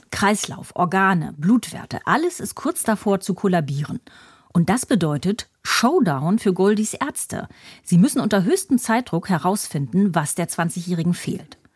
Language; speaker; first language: German; native; German